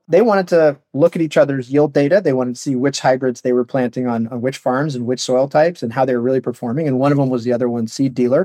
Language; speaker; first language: English; native; English